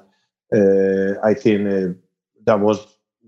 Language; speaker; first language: English; non-native, fluent; Spanish